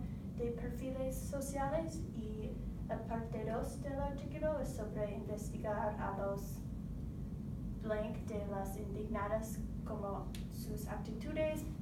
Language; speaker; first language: Spanish; non-native, learner; English